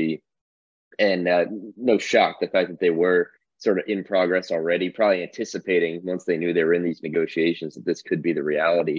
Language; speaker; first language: English; native; English